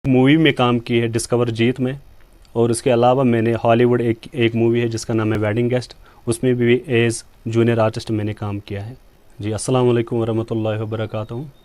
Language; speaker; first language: Hindi; non-native, local second language; Kashmiri